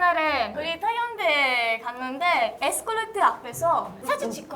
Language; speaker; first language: Korean; early bilingual, other home language; Italian